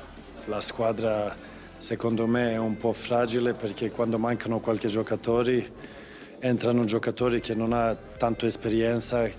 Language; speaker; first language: Italian; non-native, fluent; Swedish